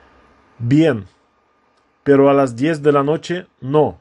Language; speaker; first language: Spanish; non-native, fluent; Russian